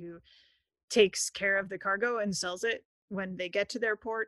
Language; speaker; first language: English; native; English